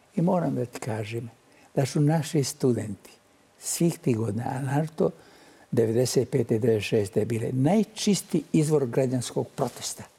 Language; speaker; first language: Bosnian; native; Bosnian